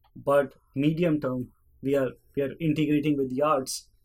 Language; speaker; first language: English; non-native, local second language; Hindi